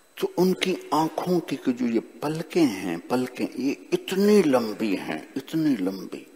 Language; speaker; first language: Urdu; non-native, local second language; Punjabi